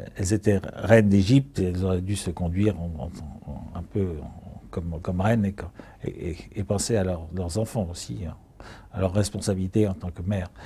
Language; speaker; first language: French; early bilingual, other home language; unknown